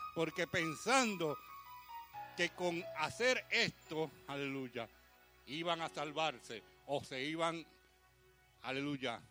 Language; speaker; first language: Spanish; early bilingual, heritage; Spanish